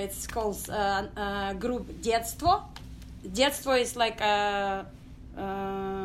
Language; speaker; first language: English; non-native, learner; Ukrainian